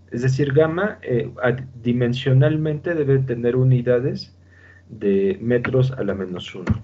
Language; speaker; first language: Spanish; native; Spanish